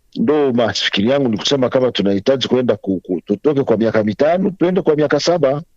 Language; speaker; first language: Swahili; native; Swahili